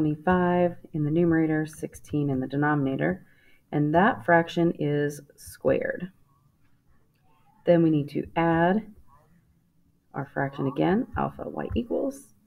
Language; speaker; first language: English; native; English